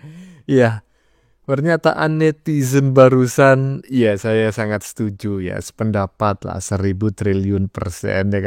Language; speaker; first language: Indonesian; native; Indonesian